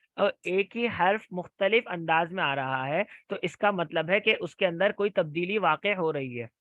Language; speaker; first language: Urdu; native; Urdu